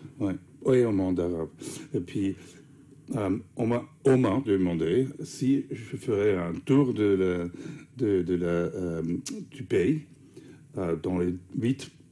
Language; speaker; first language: French; non-native, fluent; English